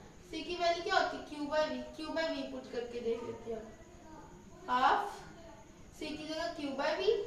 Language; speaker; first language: Hindi; native; Hindi